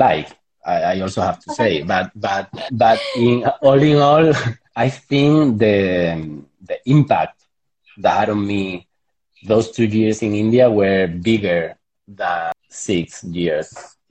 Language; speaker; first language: English; non-native, fluent; Spanish